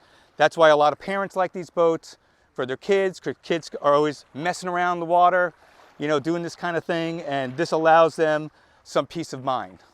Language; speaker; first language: English; native; English